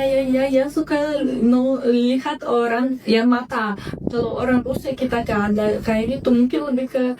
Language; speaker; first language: Indonesian; non-native, fluent; Russian